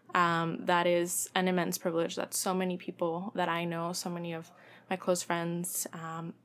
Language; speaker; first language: English; early bilingual, other home language; Spanish